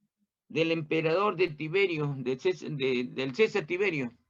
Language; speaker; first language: Spanish; native; Spanish